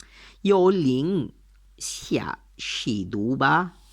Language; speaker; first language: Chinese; non-native, learner; Malay